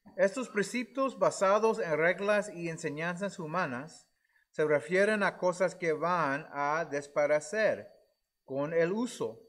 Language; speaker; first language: Spanish; non-native, fluent; English